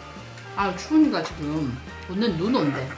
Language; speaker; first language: Korean; non-native, fluent; Chinese